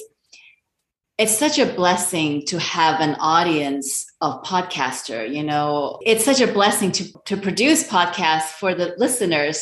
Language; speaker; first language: English; non-native, local second language; Cantonese